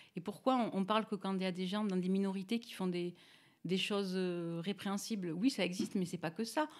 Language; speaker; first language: French; native; French